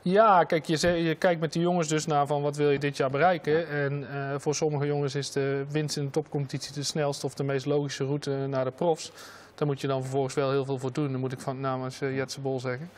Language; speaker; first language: Dutch; native; Dutch